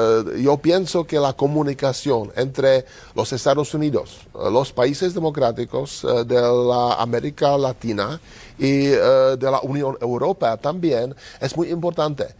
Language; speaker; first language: Spanish; non-native, learner; Czech